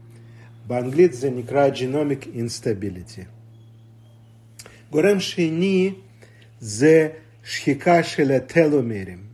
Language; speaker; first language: Hebrew; non-native, fluent; Russian